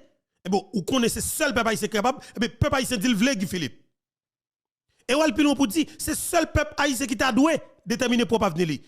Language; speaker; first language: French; non-native, local second language; Haitian Creole